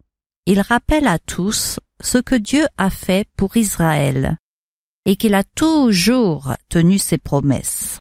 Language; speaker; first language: French; native; French